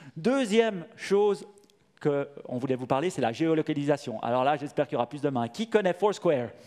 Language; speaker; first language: French; native; French